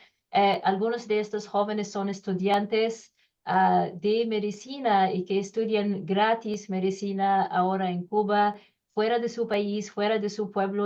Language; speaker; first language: Spanish; non-native, learner; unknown